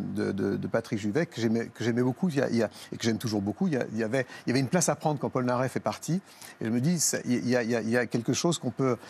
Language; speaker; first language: French; native; French